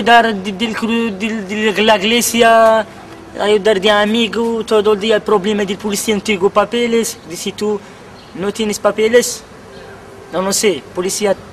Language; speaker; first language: Spanish; non-native, learner; Kabyle